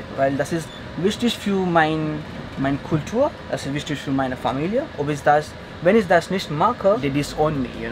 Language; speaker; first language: German; non-native, fluent; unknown